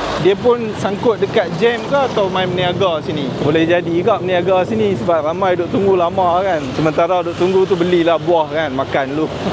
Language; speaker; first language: Malay; non-native, local second language; Tamil